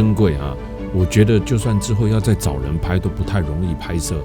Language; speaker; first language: Chinese; native; Chinese